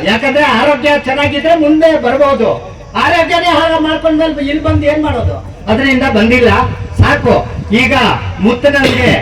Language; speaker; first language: Kannada; non-native, local second language; Lambadi